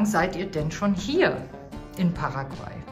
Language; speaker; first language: German; native; German